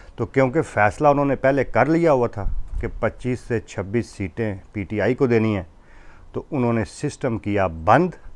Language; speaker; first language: Urdu; non-native, local second language; Punjabi